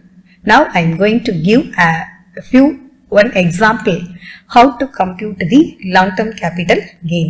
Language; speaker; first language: English; non-native, local second language; Tamil